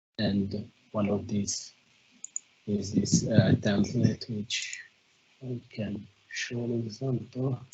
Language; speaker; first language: English; non-native, fluent; Hungarian